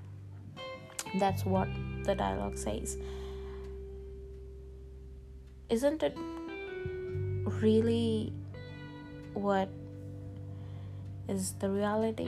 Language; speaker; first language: English; non-native, local second language; Gujarati